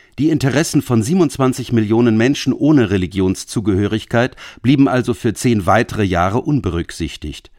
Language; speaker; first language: German; native; German